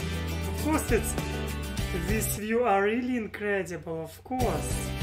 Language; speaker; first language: English; non-native, learner; Russian